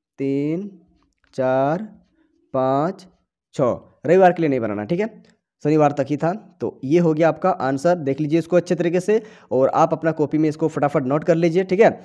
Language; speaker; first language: Hindi; native; Hindi